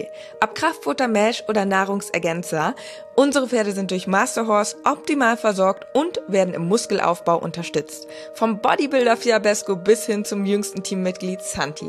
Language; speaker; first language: German; native; German